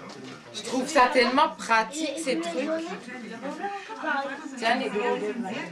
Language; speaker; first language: French; native; French